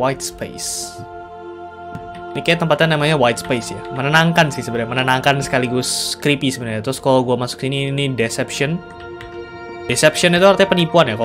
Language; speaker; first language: Indonesian; native; Indonesian